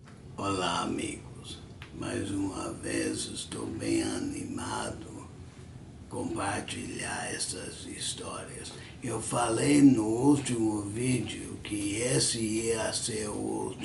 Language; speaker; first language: Portuguese; non-native, fluent; English